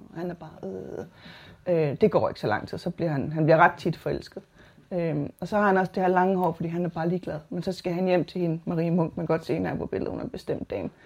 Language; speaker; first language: Danish; native; Danish